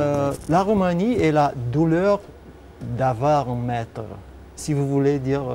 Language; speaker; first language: French; non-native, fluent; Romanian